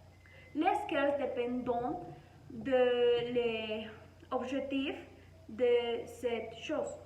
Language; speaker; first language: French; non-native, learner; Spanish